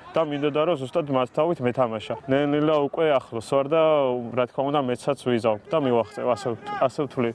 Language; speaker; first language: Georgian; native; Georgian